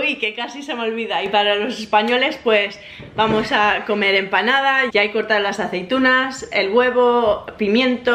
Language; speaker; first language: Spanish; early bilingual, heritage; English